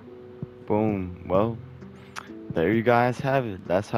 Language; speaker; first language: English; native; English